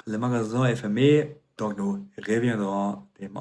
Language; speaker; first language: French; non-native, fluent; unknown